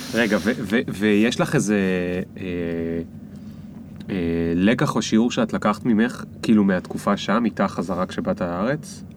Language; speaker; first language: Hebrew; native; Hebrew